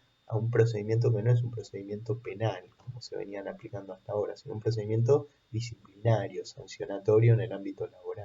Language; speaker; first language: Spanish; native; Spanish